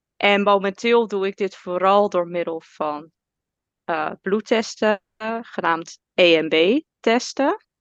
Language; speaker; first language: Dutch; native; Dutch